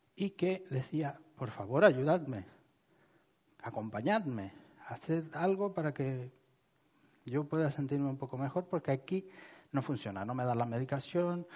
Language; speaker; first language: Spanish; native; Spanish